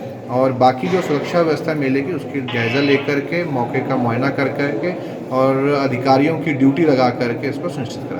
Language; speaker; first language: Hindi; native; Hindi